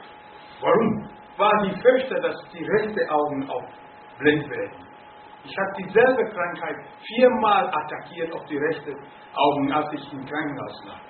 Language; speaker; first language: German; non-native, fluent; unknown